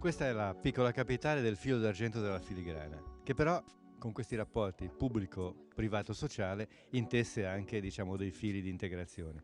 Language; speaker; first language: Italian; native; Italian